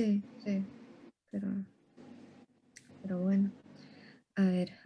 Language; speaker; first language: Spanish; early bilingual, heritage; Spanish